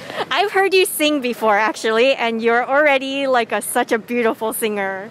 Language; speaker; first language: English; native; English